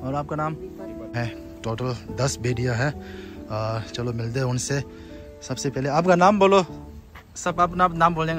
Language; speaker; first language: Hindi; non-native, local second language; Tibetan